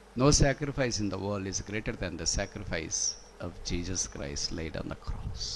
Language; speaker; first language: English; non-native, local second language; Telugu